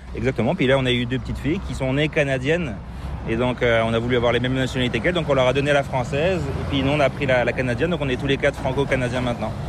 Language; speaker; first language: French; native; French